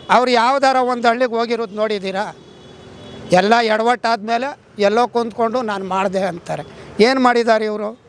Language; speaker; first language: Kannada; non-native, local second language; Lambadi